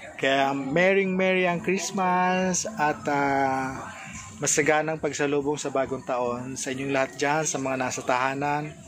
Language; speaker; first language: Filipino; native; Filipino